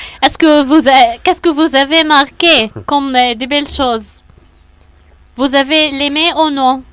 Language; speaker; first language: French; non-native, learner; Arabic